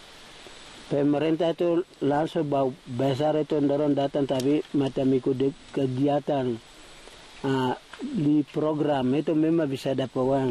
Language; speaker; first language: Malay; non-native, local second language; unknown